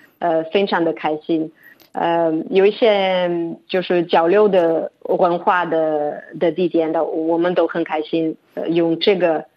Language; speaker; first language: Chinese; non-native, fluent; French